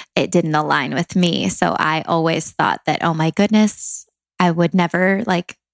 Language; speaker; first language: English; native; English